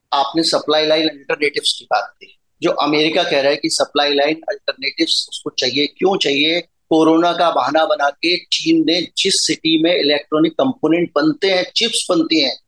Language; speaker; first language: Hindi; native; Hindi